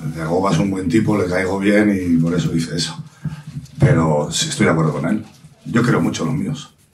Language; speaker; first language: Spanish; non-native, local second language; Catalan